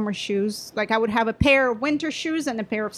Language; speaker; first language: English; non-native, fluent; Russian